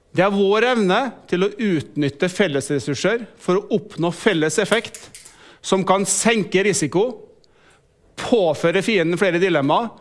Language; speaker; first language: Norwegian; native; Norwegian